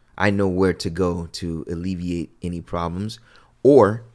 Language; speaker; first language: English; early bilingual, other home language; Akan